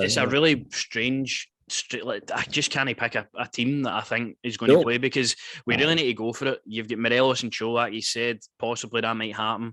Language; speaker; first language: English; native; English